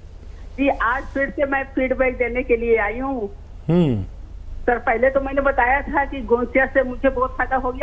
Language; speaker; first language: Hindi; native; Hindi